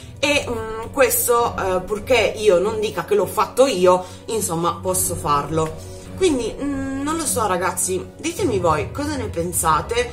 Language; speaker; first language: Italian; native; Italian